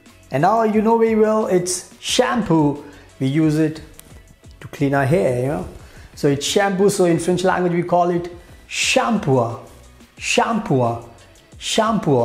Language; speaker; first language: English; non-native, local second language; Hindi